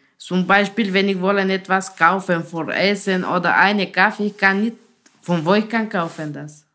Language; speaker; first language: German; non-native, learner; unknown